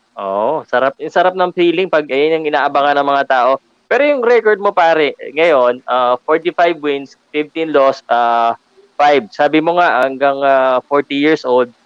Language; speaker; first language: Filipino; native; Filipino